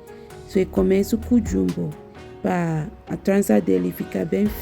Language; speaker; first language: Portuguese; non-native, learner; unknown